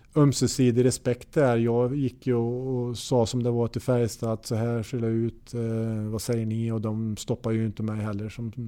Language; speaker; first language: Swedish; native; Swedish